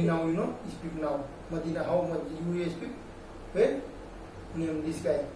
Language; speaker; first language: English; non-native, learner; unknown